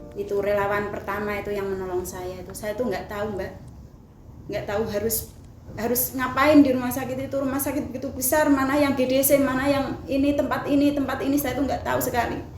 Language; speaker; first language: Indonesian; native; Indonesian